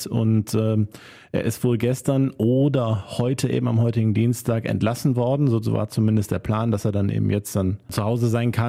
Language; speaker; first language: German; native; German